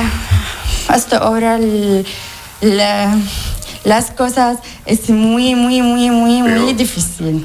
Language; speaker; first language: Spanish; non-native, learner; Arabic